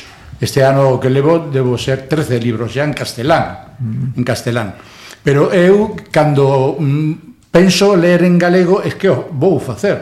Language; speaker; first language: Galician; non-native, local second language; Spanish